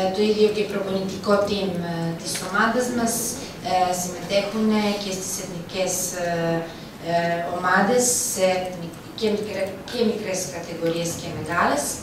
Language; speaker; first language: Greek; non-native, fluent; Serbian